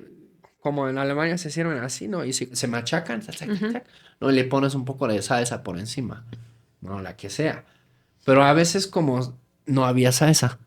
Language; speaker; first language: Spanish; non-native, fluent; German